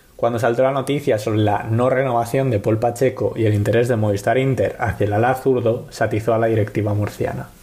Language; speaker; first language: Spanish; native; Spanish